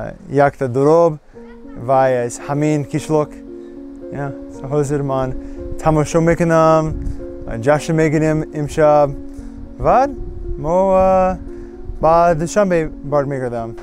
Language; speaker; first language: Persian; non-native, learner; English